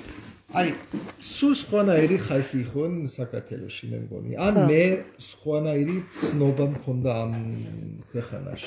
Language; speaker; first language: Georgian; non-native, learner; German